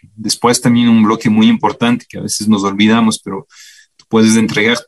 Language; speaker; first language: Spanish; non-native, fluent; French